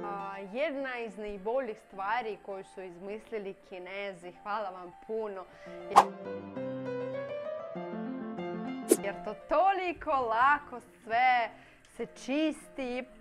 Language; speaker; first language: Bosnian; non-native, learner; Russian